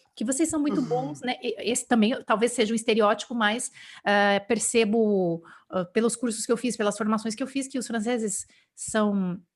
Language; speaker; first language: Portuguese; native; Portuguese